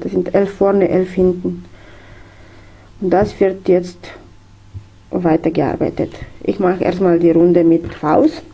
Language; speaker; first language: German; non-native, fluent; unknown